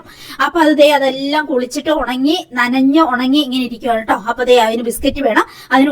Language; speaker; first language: Malayalam; native; Malayalam